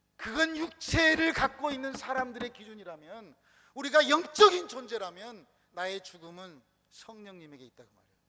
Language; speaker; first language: Korean; native; Korean